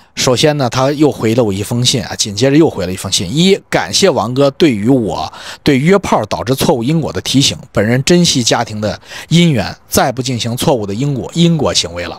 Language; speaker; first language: Chinese; native; Chinese